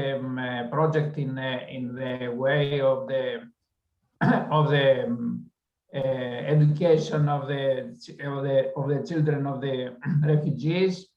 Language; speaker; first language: English; non-native, learner; Greek